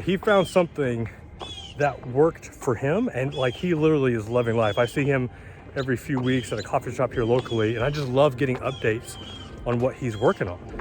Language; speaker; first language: English; native; English